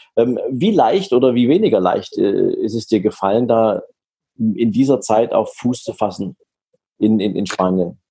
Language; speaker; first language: German; native; German